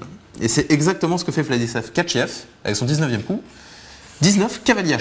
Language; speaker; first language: French; native; French